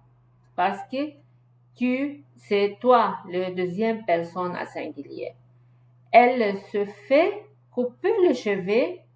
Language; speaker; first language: French; non-native, learner; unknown